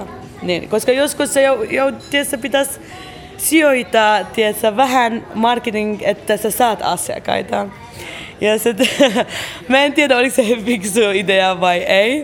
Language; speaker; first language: Finnish; early bilingual, other home language; Arabic